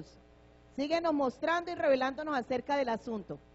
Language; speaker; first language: Spanish; native; Spanish